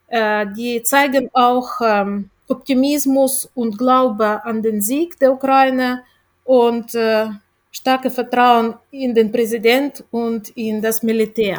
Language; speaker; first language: German; non-native, fluent; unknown